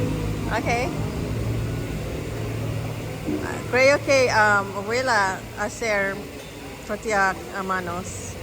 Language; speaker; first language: Spanish; non-native, learner; Lao